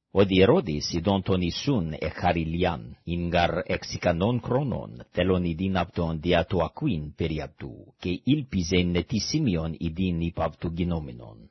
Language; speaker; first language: Greek; non-native, fluent; English